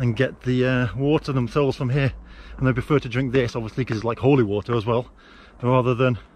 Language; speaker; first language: English; native; English